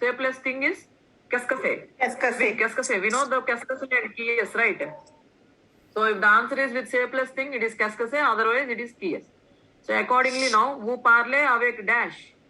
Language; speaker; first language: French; non-native, fluent; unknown